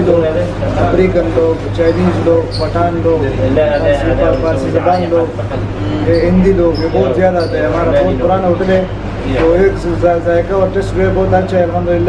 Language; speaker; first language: Hindi; non-native, local second language; Pashto